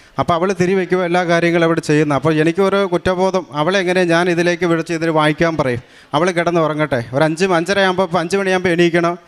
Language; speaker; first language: Malayalam; non-native, local second language; Tamil